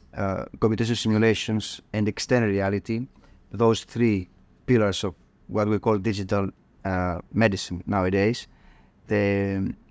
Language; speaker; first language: English; non-native, fluent; Greek